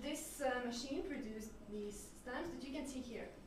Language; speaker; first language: English; non-native, learner; French